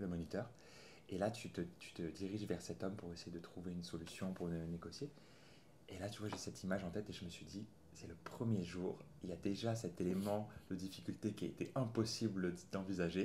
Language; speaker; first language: French; native; French